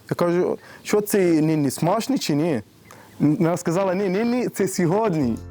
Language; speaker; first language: Ukrainian; non-native, learner; Arabic